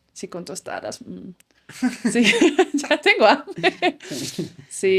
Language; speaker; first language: Spanish; non-native, fluent; Dutch